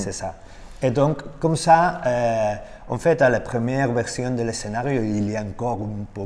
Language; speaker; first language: French; non-native, learner; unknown